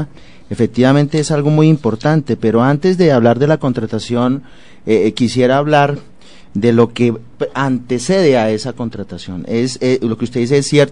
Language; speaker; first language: Spanish; native; Spanish